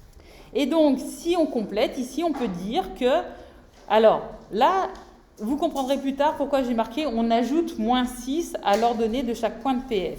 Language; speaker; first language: French; native; French